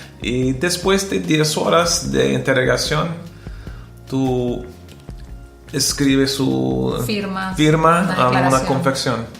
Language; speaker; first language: Spanish; non-native, learner; English